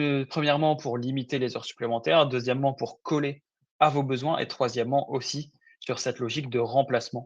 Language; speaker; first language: French; native; French